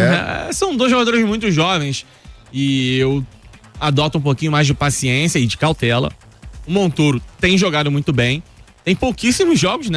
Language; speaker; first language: Portuguese; native; Portuguese